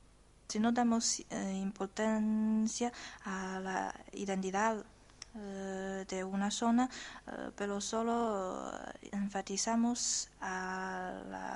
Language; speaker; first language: Spanish; non-native, learner; Chinese